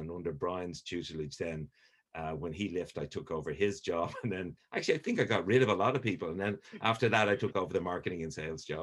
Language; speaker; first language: English; native; English